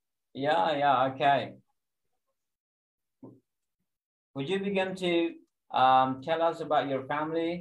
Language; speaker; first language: English; non-native, fluent; Indonesian